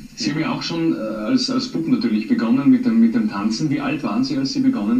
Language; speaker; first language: German; native; German